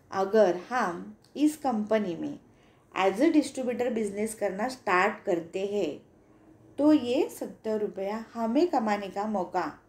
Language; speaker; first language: Hindi; non-native, local second language; Marathi